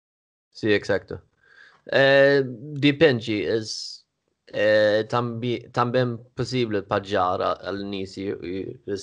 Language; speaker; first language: Portuguese; non-native, learner; Swedish